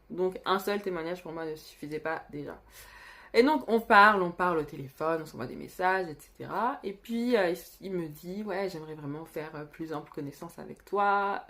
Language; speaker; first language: French; native; French